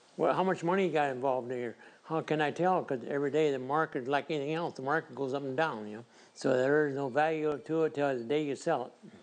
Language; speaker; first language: English; native; English